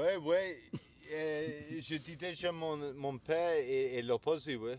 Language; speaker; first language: French; non-native, learner; English